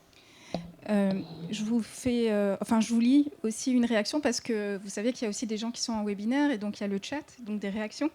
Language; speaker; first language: French; native; French